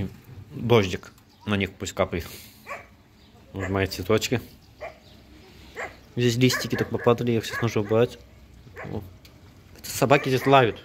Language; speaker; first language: Russian; non-native, local second language; Azerbaijani